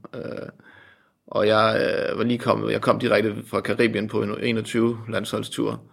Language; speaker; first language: Danish; native; Danish